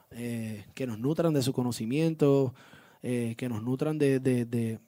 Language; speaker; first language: Spanish; native; Spanish